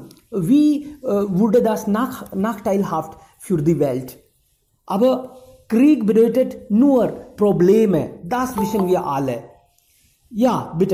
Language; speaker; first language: German; non-native, fluent; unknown